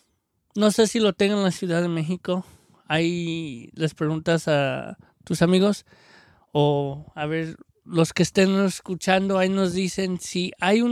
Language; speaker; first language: Spanish; early bilingual, heritage; Spanish